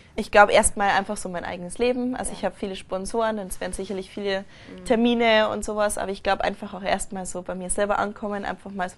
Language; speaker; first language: German; native; German